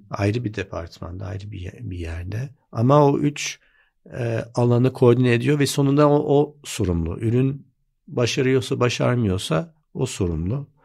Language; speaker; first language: Turkish; early bilingual, heritage; Turkish